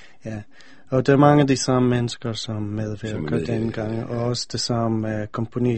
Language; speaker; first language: Danish; non-native, fluent; English